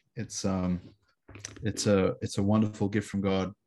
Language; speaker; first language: English; native; English